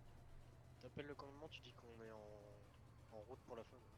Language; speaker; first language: French; native; French